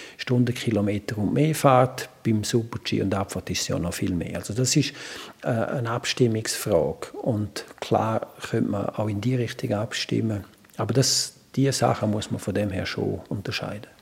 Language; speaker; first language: German; non-native, local second language; Romansh